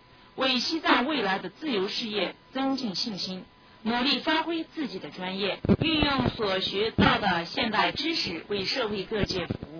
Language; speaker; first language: Chinese; native; Chinese